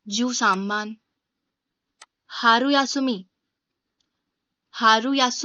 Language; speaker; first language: Japanese; non-native, fluent; Hindi